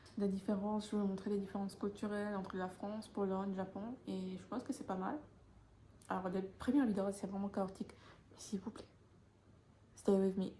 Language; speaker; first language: French; non-native, fluent; Polish